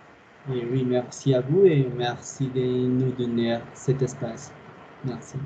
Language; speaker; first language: French; non-native, learner; Spanish